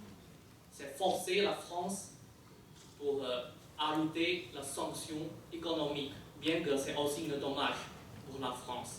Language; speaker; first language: French; non-native, fluent; Chinese